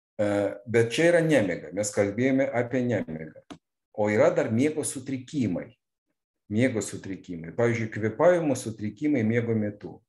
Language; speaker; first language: Lithuanian; non-native, local second language; Russian